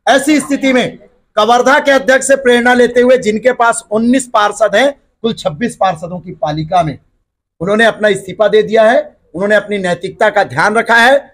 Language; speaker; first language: Hindi; native; Hindi